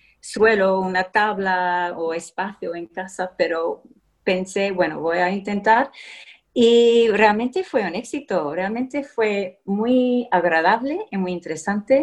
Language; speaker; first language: Spanish; non-native, fluent; English